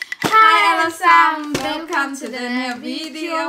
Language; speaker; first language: Danish; non-native, learner; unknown